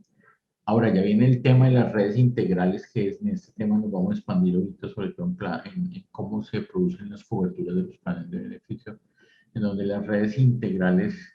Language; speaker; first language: Spanish; native; Spanish